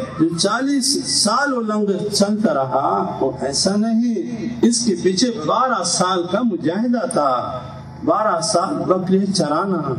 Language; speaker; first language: Urdu; non-native, local second language; Pashto